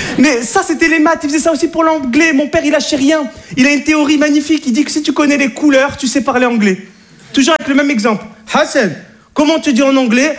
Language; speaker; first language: French; native; French